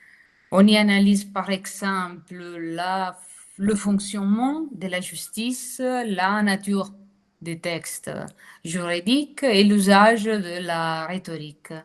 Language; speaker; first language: French; non-native, fluent; Italian